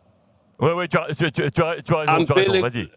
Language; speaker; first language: French; native; French